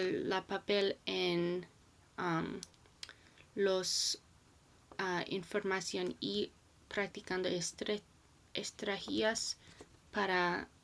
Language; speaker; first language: Spanish; non-native, learner; English